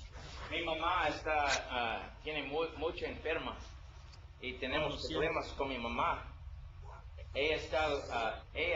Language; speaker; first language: Spanish; non-native, learner; English